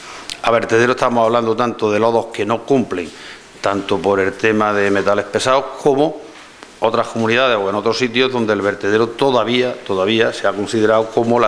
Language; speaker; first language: Spanish; native; Spanish